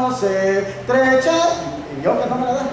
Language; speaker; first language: Spanish; native; Spanish